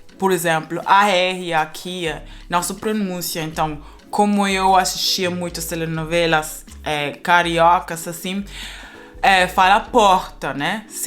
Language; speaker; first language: Portuguese; non-native, fluent; Spanish